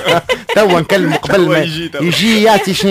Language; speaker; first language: Arabic; native; Arabic